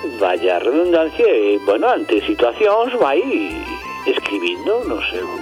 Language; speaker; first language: Galician; native; Galician